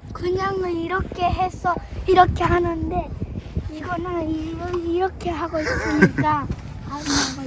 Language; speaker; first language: Korean; early bilingual, heritage; Japanese